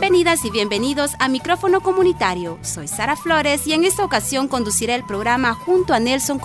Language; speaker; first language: Spanish; native; Spanish